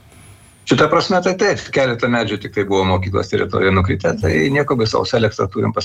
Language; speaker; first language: Lithuanian; native; Lithuanian